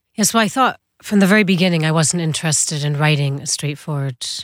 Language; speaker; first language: English; early bilingual, other home language; Dutch